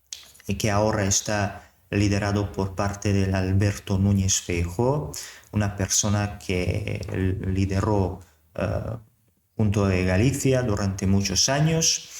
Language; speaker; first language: Spanish; non-native, fluent; Serbian